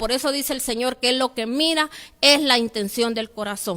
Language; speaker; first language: Spanish; native; Spanish